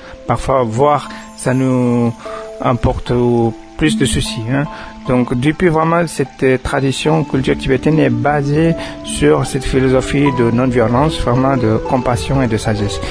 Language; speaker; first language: French; non-native, fluent; Tibetan